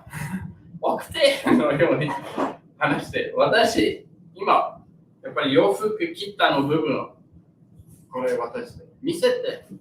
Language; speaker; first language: Japanese; non-native, learner; English